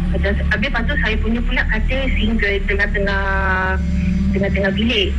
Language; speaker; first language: Malay; native; Malay